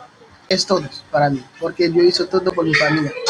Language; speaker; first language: Spanish; non-native, learner; Haitian Creole